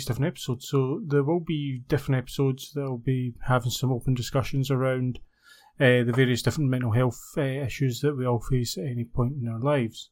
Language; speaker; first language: English; native; English